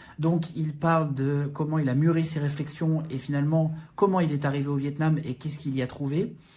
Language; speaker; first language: French; native; French